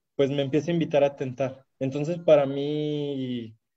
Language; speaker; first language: Spanish; native; Spanish